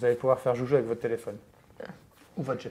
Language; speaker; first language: French; native; French